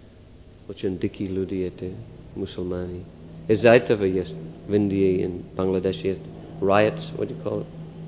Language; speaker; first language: Russian; non-native, fluent; English